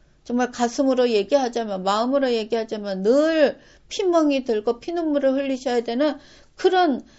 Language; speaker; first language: Korean; native; Korean